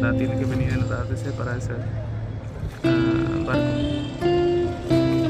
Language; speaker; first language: Spanish; non-native, learner; Hindi